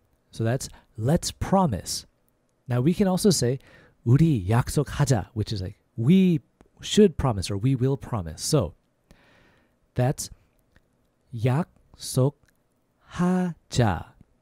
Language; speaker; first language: English; native; English